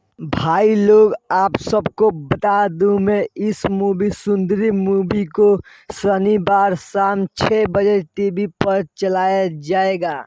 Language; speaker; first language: Hindi; non-native, local second language; Bhojpuri